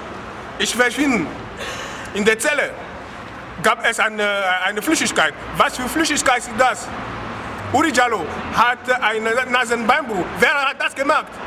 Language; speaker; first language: German; non-native, learner; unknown